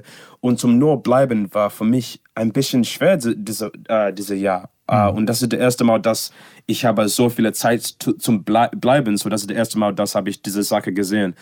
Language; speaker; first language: German; non-native, learner; English